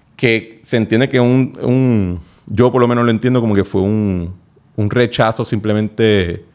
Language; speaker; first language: Spanish; native; Spanish